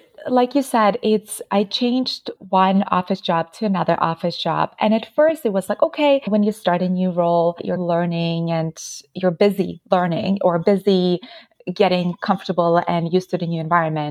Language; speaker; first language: English; non-native, fluent; Ukrainian